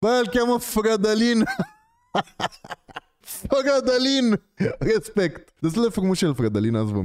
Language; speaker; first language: Romanian; native; Romanian